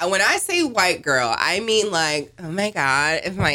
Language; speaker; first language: English; native; English